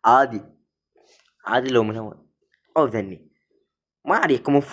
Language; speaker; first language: Arabic; native; Arabic